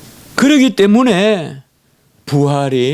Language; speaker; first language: Korean; native; Korean